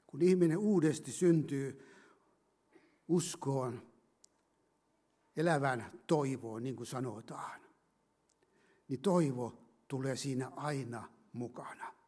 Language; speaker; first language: Finnish; native; Finnish